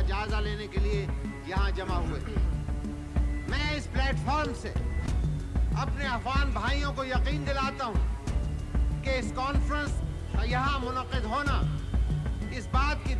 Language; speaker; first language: Urdu; non-native, local second language; Punjabi